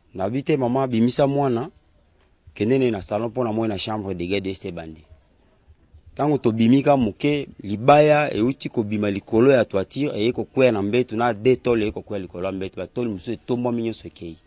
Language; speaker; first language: Lingala; non-native, local second language; Luba-Lulua